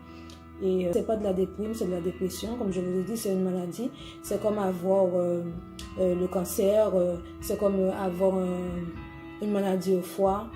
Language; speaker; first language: French; native; French